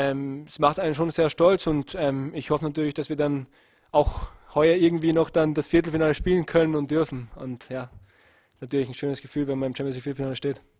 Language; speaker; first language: German; native; German